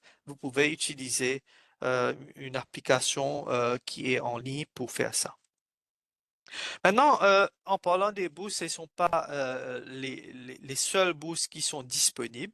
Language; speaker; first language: French; non-native, fluent; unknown